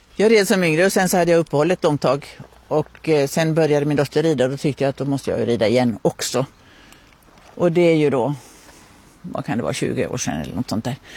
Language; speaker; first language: Swedish; native; Swedish